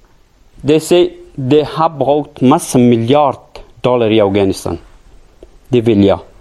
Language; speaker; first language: Danish; non-native, learner; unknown